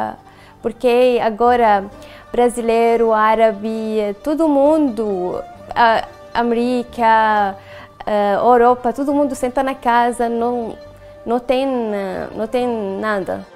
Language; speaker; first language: Portuguese; non-native, learner; Arabic